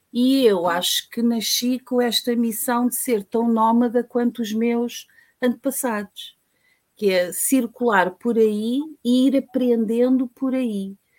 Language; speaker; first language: Portuguese; native; Portuguese